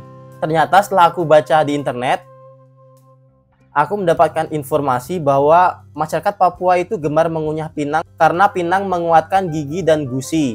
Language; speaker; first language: Indonesian; native; Indonesian